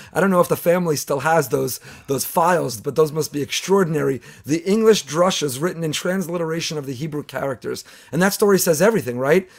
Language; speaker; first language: English; native; English